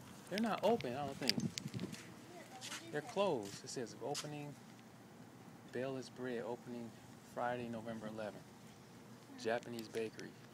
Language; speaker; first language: English; native; English